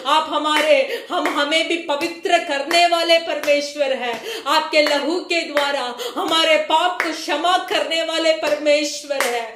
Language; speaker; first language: Hindi; non-native, local second language; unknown